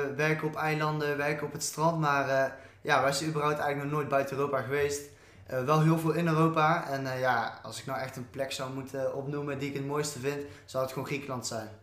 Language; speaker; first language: Dutch; native; Dutch